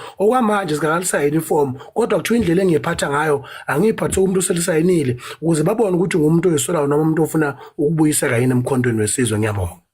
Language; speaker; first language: Zulu; native; Zulu